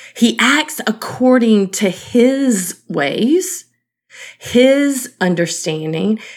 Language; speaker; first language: English; native; English